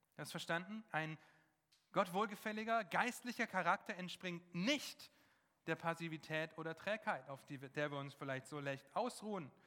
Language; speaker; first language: German; non-native, fluent; English